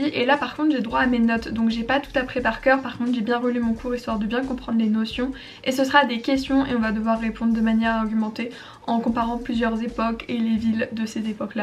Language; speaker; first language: French; native; French